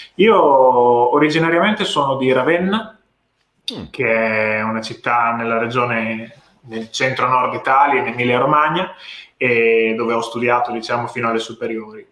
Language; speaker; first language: Italian; native; Italian